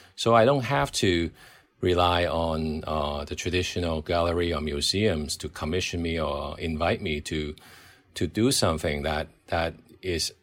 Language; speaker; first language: English; non-native, local second language; Cantonese